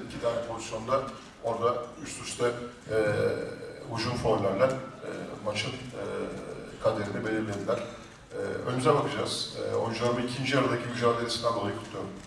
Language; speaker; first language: Turkish; native; Turkish